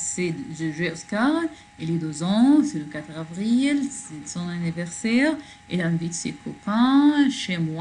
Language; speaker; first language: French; non-native, learner; Arabic